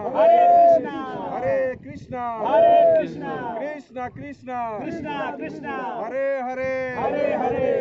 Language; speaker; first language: Hindi; native; Hindi